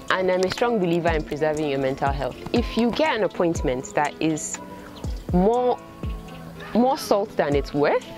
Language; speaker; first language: English; non-native, local second language; Hausa